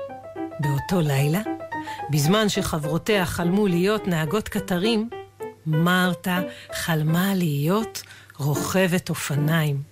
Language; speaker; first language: Hebrew; native; Hebrew